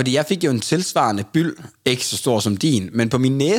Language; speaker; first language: Danish; native; Danish